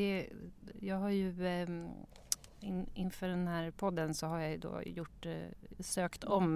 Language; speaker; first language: Swedish; native; Swedish